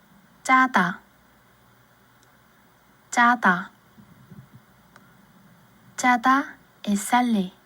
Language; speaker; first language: French; non-native, learner; Korean